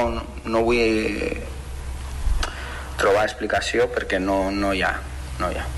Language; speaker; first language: Catalan; non-native, fluent; Spanish